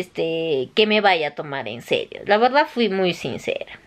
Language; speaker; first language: Spanish; native; Spanish